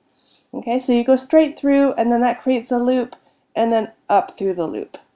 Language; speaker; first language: English; native; English